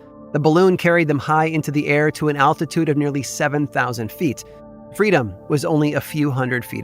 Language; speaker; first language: English; native; English